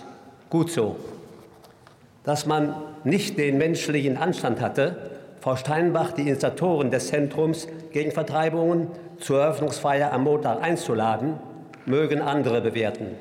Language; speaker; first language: German; native; German